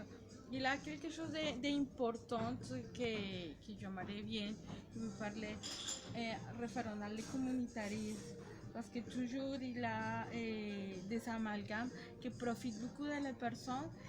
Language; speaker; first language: French; non-native, learner; Spanish